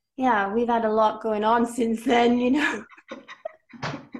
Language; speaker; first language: English; native; English